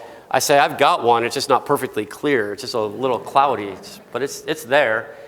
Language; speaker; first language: English; native; English